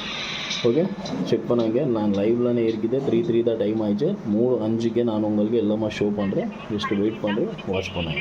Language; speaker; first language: Tamil; non-native, local second language; Kannada